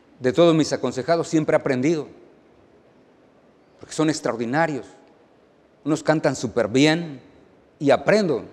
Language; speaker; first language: Spanish; native; Spanish